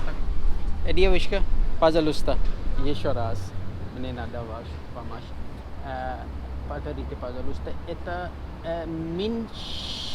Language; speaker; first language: Russian; non-native, learner; Urdu